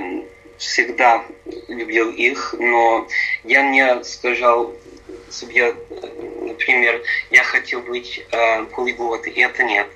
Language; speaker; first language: Russian; non-native, learner; English